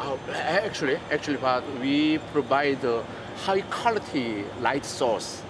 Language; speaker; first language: English; non-native, learner; Korean